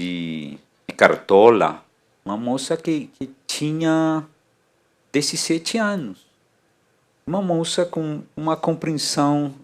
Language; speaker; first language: Portuguese; non-native, fluent; Spanish